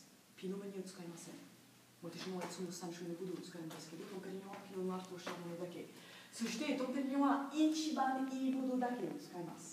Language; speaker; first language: Japanese; non-native, learner; French